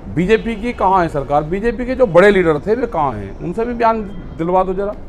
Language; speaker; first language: Hindi; native; Hindi